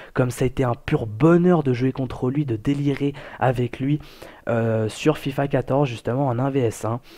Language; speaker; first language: French; native; French